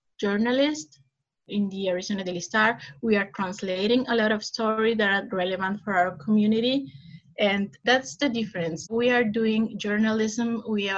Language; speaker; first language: English; non-native, fluent; Spanish